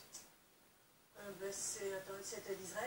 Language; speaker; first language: French; native; French